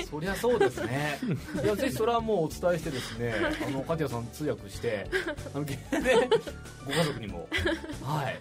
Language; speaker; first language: Japanese; native; Japanese